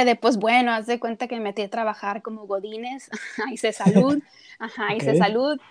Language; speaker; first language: Spanish; native; Spanish